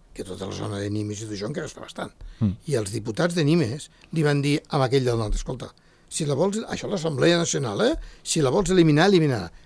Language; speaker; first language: Catalan; native; Catalan